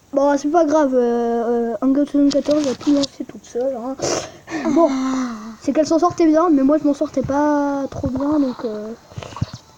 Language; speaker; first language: French; native; French